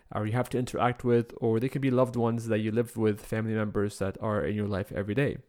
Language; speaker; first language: English; non-native, fluent; Arabic